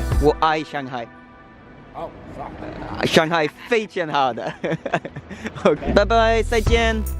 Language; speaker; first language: Chinese; non-native, learner; Swedish